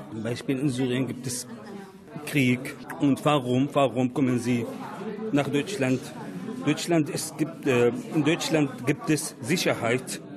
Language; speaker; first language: German; non-native, learner; Arabic